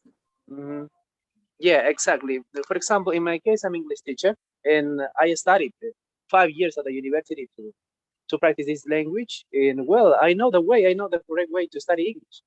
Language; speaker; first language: English; non-native, learner; Spanish